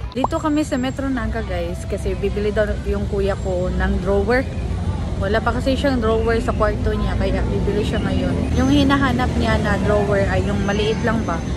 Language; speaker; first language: Filipino; non-native, local second language; Cebuano